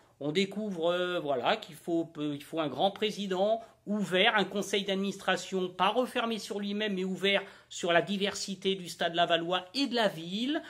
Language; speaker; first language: French; native; French